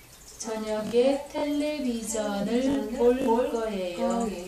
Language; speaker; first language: Korean; non-native, learner; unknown